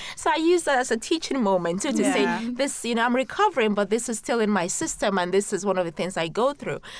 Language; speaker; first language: English; non-native, local second language; Yoruba